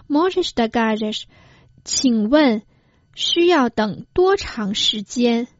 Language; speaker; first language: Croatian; non-native, fluent; Chinese